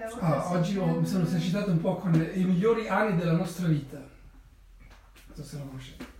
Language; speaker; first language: Italian; non-native, learner; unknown